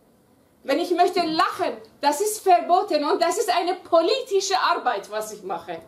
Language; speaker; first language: German; non-native, fluent; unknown